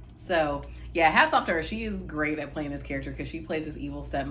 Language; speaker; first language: English; native; English